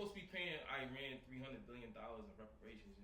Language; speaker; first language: English; native; English